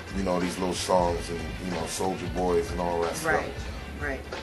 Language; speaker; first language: English; native; English